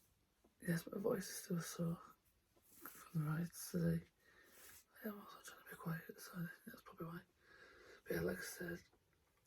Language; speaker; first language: English; native; English